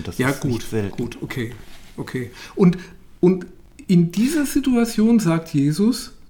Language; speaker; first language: German; native; German